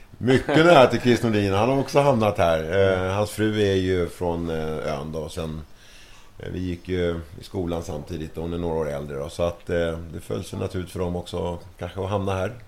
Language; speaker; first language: Swedish; early bilingual, other home language; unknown